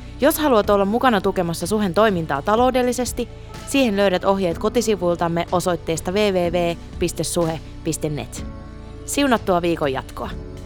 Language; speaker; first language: Finnish; native; Finnish